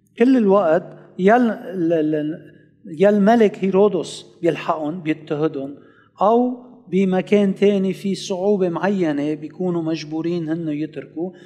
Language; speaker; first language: Arabic; non-native, local second language; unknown